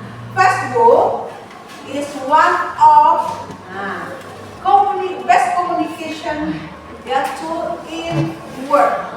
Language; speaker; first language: English; non-native, fluent; Indonesian